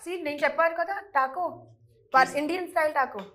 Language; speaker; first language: Telugu; non-native, local second language; Hindi